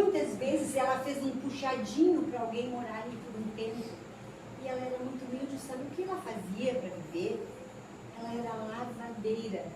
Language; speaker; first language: Portuguese; native; Portuguese